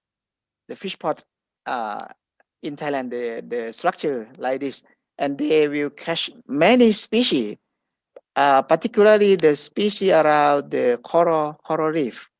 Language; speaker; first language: English; non-native, fluent; Thai